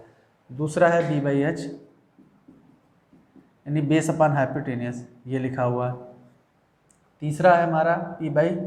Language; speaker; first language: Hindi; native; Hindi